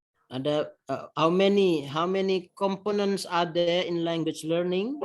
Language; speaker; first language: English; non-native, fluent; Indonesian